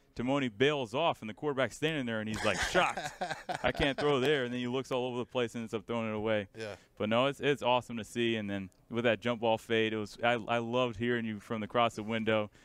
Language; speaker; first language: English; native; English